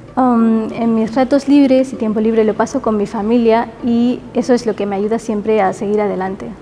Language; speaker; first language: Spanish; early bilingual, other home language; Urdu